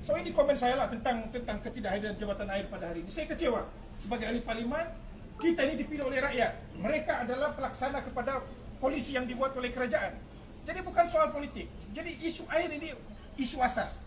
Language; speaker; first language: Malay; native; Malay